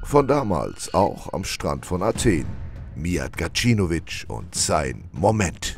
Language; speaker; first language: German; native; German